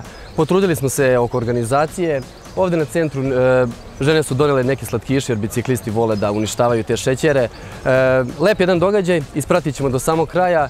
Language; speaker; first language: Serbian; native; Serbian